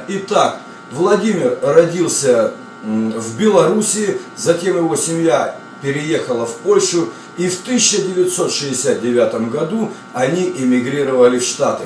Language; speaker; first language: Russian; native; Russian